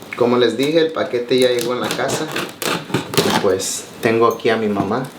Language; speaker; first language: Spanish; early bilingual, heritage; Spanish